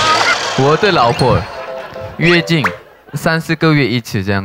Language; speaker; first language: Chinese; non-native, fluent; Korean